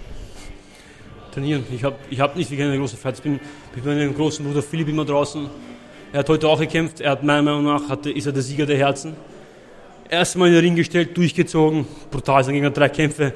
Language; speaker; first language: German; native; German